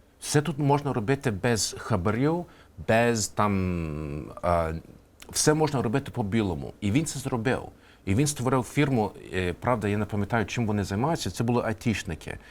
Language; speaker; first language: Ukrainian; early bilingual, heritage; Ukrainian